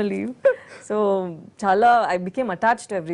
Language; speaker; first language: Telugu; non-native, fluent; Tamil